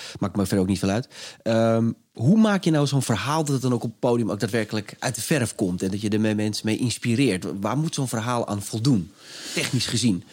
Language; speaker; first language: Dutch; native; Dutch